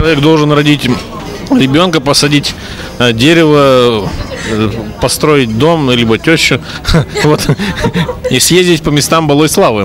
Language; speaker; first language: Russian; native; Russian